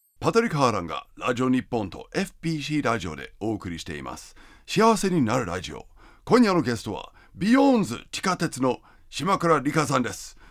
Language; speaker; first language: Japanese; non-native, fluent; English